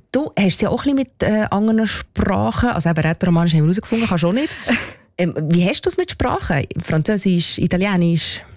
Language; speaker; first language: German; native; German